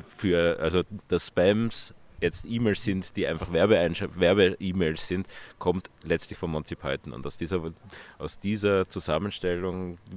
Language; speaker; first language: German; native; German